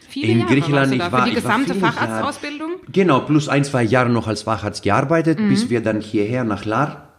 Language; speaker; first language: German; non-native, fluent; Greek